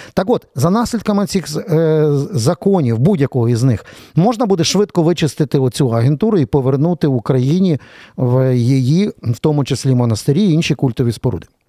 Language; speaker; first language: Ukrainian; native; Ukrainian